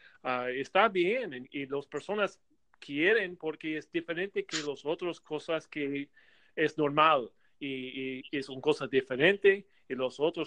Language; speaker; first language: Spanish; non-native, learner; English